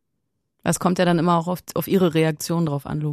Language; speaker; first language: German; native; German